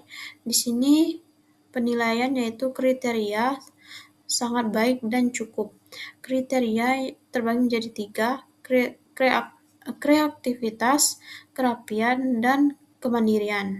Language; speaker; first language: Indonesian; native; Indonesian